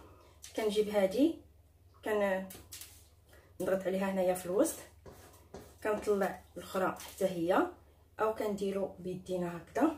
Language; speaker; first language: Arabic; native; Arabic